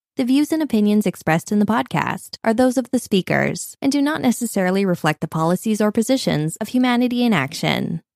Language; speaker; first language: English; native; English